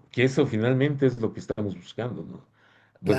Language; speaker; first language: Spanish; native; Spanish